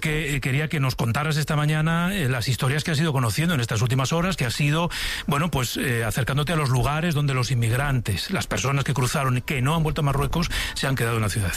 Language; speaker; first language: Spanish; native; Spanish